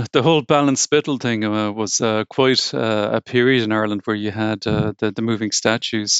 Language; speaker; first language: English; native; English